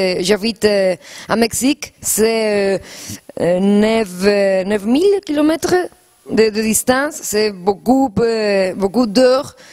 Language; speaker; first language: French; non-native, learner; Spanish